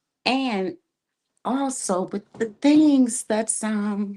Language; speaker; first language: English; native; English